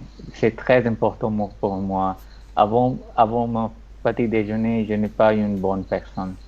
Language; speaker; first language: French; non-native, learner; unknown